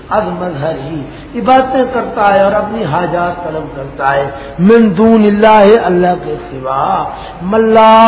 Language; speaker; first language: Urdu; non-native, local second language; Punjabi